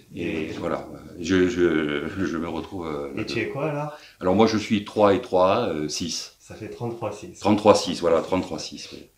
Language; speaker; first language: French; native; French